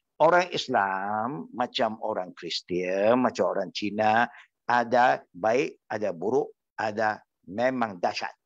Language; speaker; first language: Malay; non-native, local second language; Chinese